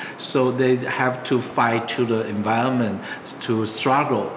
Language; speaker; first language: English; non-native, learner; Chinese